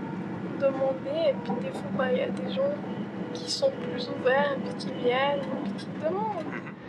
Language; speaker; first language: French; native; French